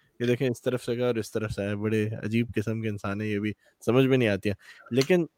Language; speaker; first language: Urdu; native; Urdu